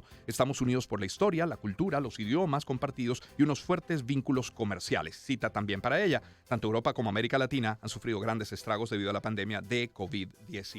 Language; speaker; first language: Spanish; native; Spanish